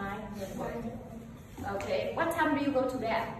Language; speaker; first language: English; non-native, fluent; Vietnamese